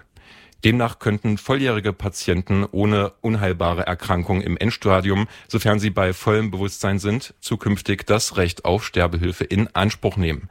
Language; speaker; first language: German; native; German